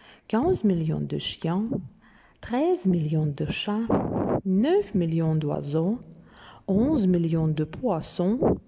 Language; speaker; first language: French; non-native, fluent; Russian